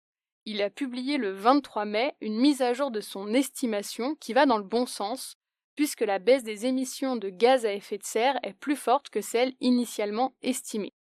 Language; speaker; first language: French; native; French